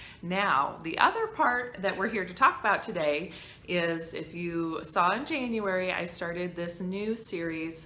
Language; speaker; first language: English; native; English